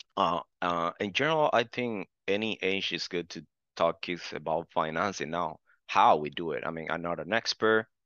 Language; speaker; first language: English; non-native, fluent; Spanish